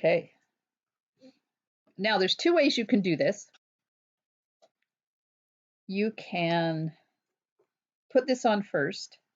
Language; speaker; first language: English; native; English